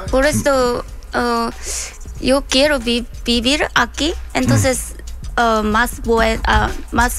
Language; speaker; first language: Spanish; non-native, learner; Korean